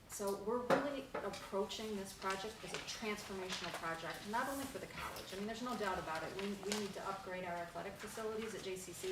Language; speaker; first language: English; native; English